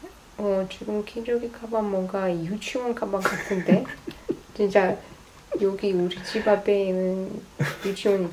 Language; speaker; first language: Korean; non-native, fluent; Russian